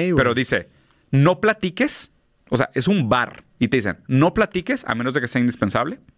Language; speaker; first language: Spanish; native; Spanish